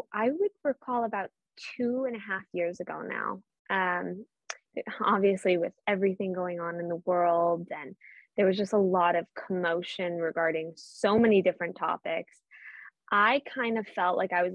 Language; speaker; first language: English; native; English